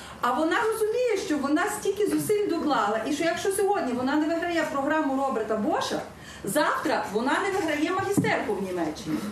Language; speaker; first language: Ukrainian; native; Ukrainian